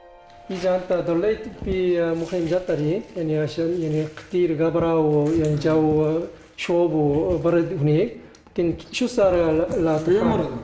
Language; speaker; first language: Arabic; non-native, learner; Korean